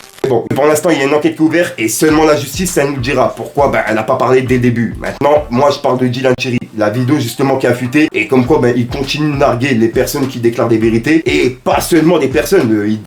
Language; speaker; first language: French; native; French